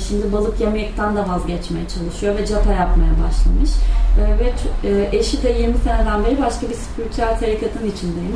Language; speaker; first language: Turkish; native; Turkish